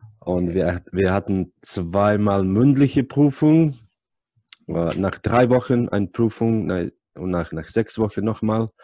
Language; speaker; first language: German; non-native, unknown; Serbian